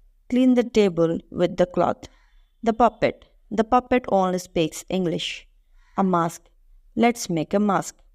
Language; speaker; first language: English; non-native, local second language; Telugu